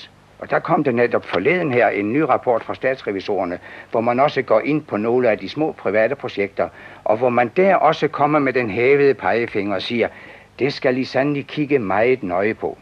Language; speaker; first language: Danish; native; Danish